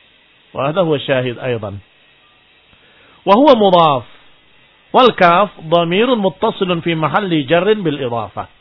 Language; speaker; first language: Arabic; non-native, fluent; Indonesian